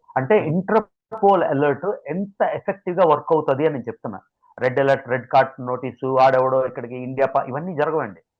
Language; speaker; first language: Telugu; native; Telugu